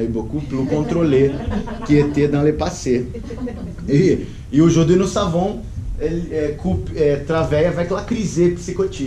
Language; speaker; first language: French; non-native, learner; Portuguese